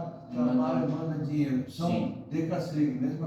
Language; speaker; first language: Portuguese; early bilingual, other home language; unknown